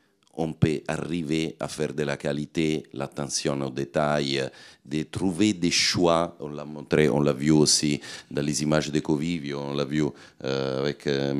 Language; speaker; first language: French; non-native, fluent; Italian